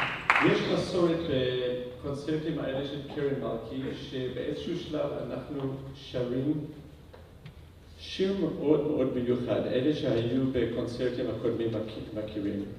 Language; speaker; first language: Hebrew; non-native, fluent; English